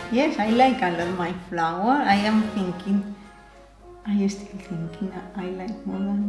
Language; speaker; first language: English; non-native, learner; Spanish